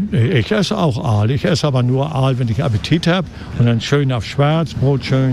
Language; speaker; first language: German; native; German